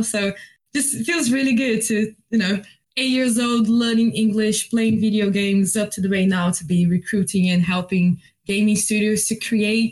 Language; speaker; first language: English; non-native, fluent; Portuguese